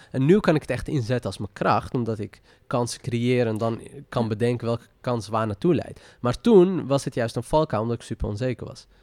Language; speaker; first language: Dutch; early bilingual, other home language; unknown